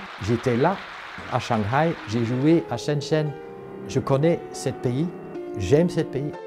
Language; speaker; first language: French; non-native, local second language; Dutch